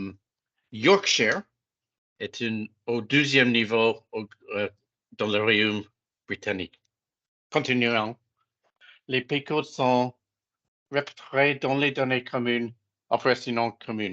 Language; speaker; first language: French; non-native, fluent; English